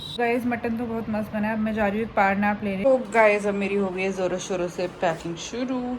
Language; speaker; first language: Hindi; native; Hindi